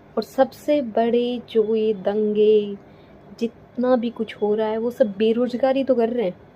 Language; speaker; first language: Hindi; native; Hindi